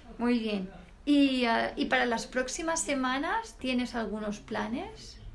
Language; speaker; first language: Spanish; native; Spanish